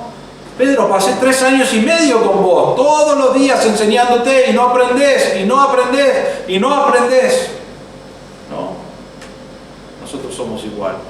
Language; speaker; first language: Spanish; native; Spanish